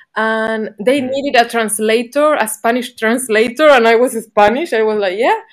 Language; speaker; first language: English; non-native, fluent; Spanish